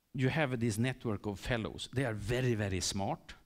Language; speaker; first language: English; non-native, fluent; Swedish